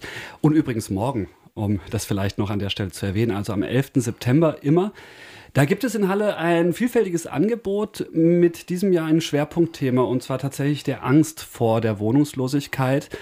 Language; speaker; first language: German; native; German